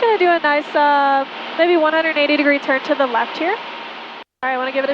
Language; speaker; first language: English; native; English